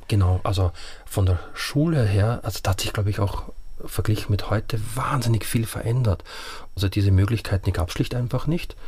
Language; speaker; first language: German; native; German